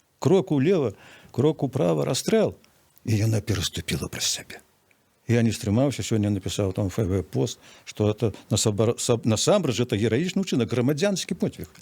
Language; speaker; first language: Belarusian; native; Belarusian